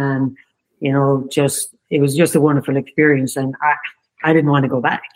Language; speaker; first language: English; native; English